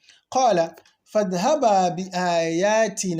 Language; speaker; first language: Arabic; non-native, fluent; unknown